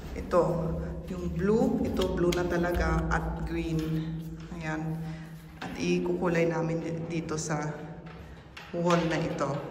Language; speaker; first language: Filipino; native; Filipino